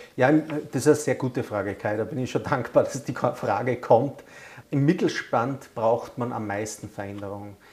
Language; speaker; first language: German; native; German